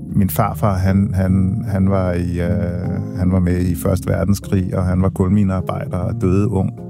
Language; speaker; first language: Danish; early bilingual, other home language; English